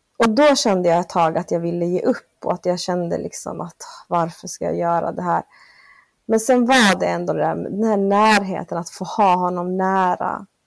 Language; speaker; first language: Swedish; early bilingual, other home language; Spanish